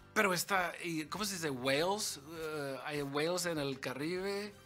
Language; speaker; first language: Spanish; early bilingual, other home language; English